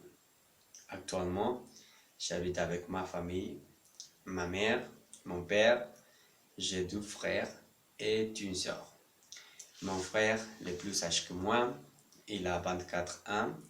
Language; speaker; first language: French; non-native, learner; Spanish